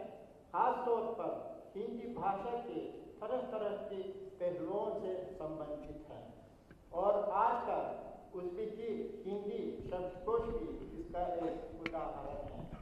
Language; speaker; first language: Hindi; non-native, fluent; Uzbek